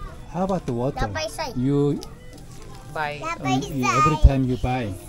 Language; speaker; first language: English; non-native, learner; Korean